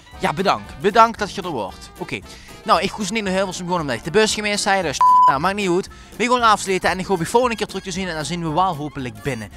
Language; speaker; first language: Dutch; native; Dutch